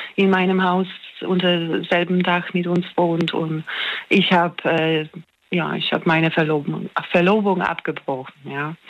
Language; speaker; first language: German; non-native, fluent; Polish